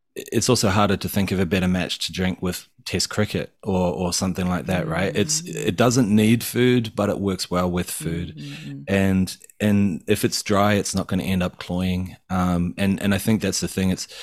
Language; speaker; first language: English; native; English